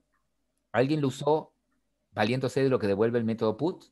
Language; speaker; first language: Spanish; native; Spanish